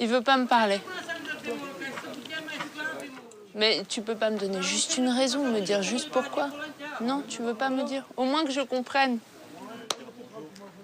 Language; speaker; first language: French; native; French